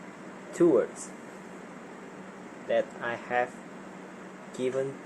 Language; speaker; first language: English; non-native, learner; Indonesian